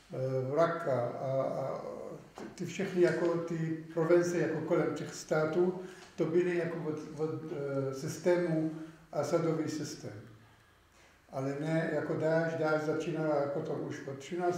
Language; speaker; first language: Czech; non-native, local second language; Arabic